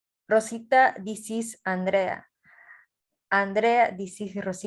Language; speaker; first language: English; non-native, learner; Spanish